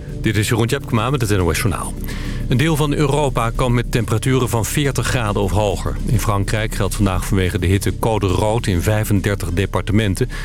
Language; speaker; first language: Dutch; native; Dutch